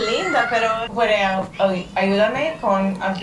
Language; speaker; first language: Spanish; non-native, learner; English